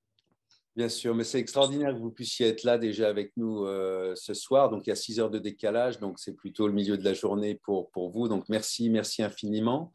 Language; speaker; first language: French; native; French